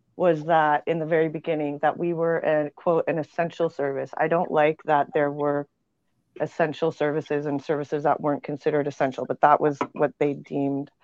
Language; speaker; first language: English; native; English